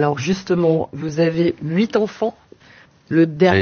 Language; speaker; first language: French; native; French